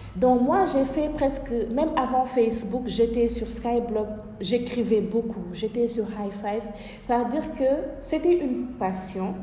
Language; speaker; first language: French; non-native, local second language; Wolof